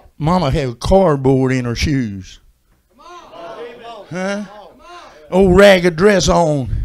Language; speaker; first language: English; native; English